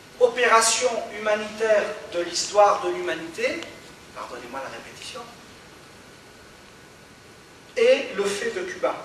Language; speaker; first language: French; native; French